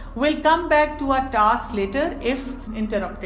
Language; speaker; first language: English; non-native, local second language; Urdu